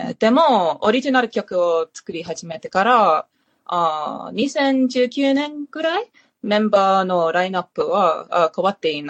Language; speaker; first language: Japanese; non-native, learner; English